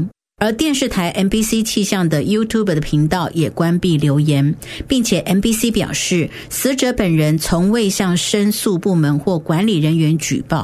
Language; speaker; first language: Chinese; native; Chinese